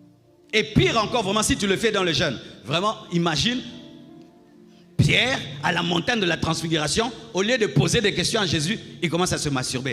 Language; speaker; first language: French; non-native, local second language; Lingala